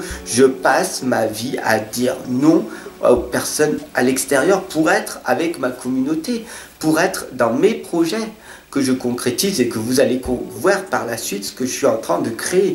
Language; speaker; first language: French; native; French